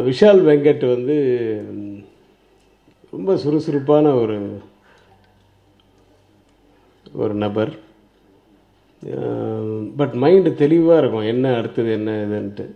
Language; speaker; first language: Tamil; native; Tamil